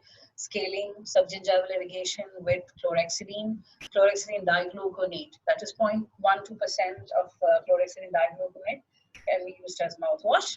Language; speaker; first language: English; non-native, local second language; Malayalam